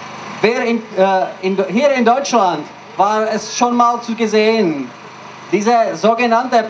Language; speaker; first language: German; non-native, fluent; Czech